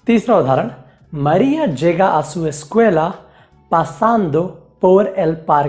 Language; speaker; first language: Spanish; non-native, fluent; Hindi